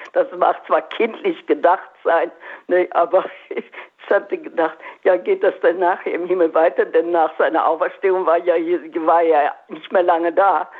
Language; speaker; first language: German; native; German